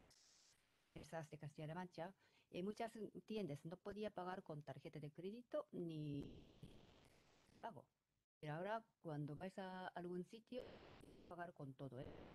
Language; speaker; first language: Spanish; non-native, fluent; Japanese